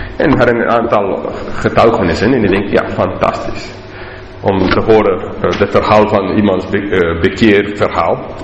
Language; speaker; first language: Dutch; non-native, learner; English